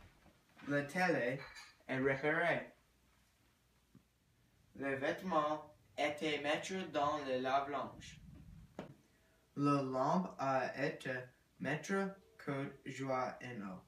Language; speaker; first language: French; non-native, learner; English